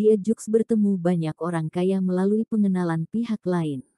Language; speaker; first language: Indonesian; native; Indonesian